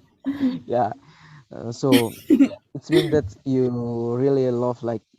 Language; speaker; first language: English; non-native, learner; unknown